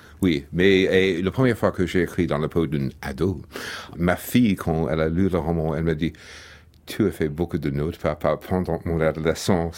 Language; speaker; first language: French; non-native, fluent; English